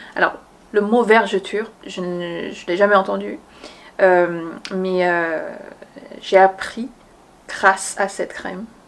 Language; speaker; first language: French; non-native, fluent; Korean